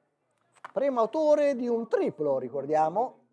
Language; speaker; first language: Italian; native; Italian